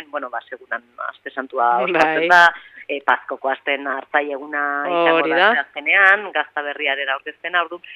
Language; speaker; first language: Basque; native; Basque